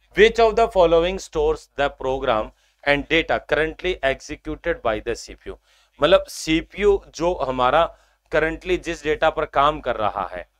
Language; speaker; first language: Hindi; native; Hindi